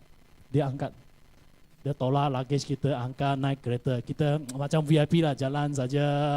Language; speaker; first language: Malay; non-native, local second language; Chinese